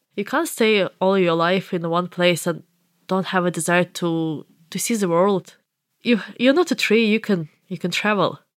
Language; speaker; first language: English; non-native, fluent; Ukrainian